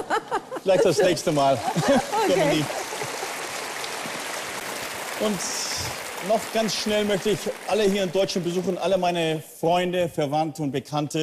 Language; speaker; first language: German; early bilingual, heritage; German